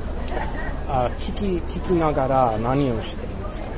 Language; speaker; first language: Japanese; non-native, learner; English